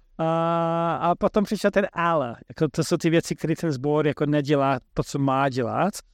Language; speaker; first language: Czech; non-native, fluent; English